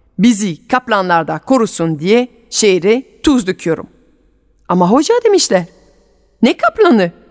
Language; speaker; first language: Turkish; non-native, fluent; French